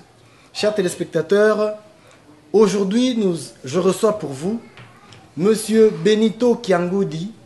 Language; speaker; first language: French; non-native, local second language; Lingala